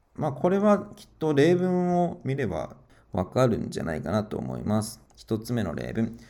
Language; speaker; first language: Japanese; native; Japanese